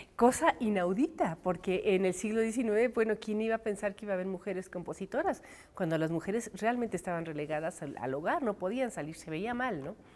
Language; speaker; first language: Spanish; native; Spanish